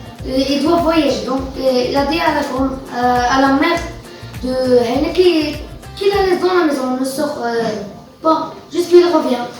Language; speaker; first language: French; non-native, learner; Arabic